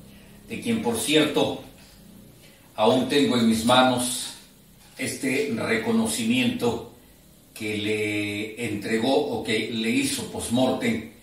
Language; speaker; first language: Spanish; native; Spanish